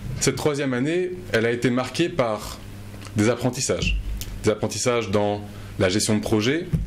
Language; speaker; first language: French; non-native, local second language; Mossi